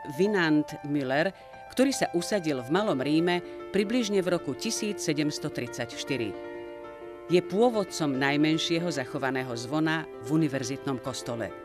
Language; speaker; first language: Slovak; native; Slovak